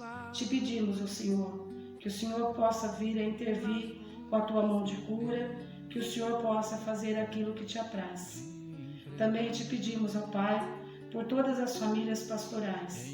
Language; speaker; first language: Portuguese; native; Portuguese